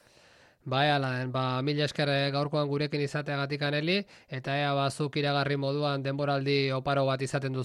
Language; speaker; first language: Basque; native; Basque